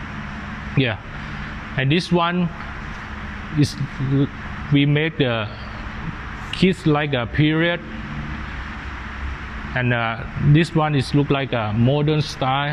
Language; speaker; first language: English; non-native, learner; Thai